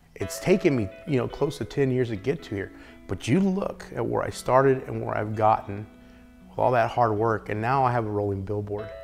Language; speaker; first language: English; native; English